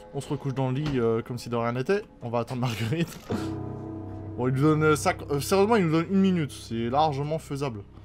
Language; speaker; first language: French; native; French